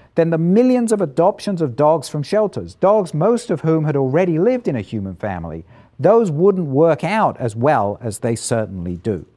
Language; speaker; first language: English; native; English